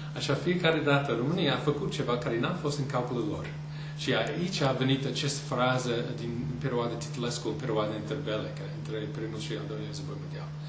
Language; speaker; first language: Romanian; non-native, fluent; English